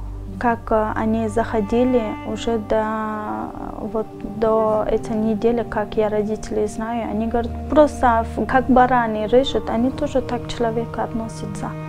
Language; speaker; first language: Russian; non-native, learner; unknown